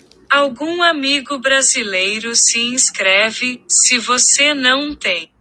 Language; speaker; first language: Portuguese; non-native, learner; English